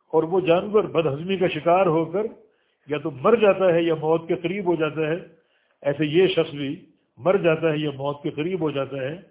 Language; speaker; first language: Urdu; native; Urdu